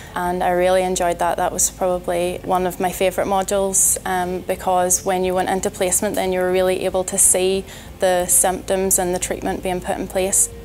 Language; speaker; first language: English; native; English